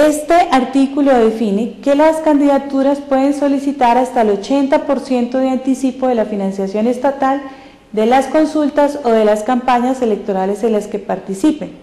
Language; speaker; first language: Spanish; native; Spanish